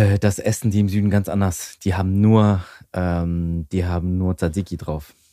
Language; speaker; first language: German; early bilingual, other home language; Greek